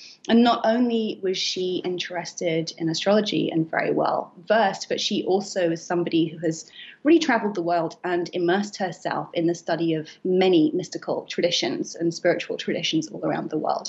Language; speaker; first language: English; native; English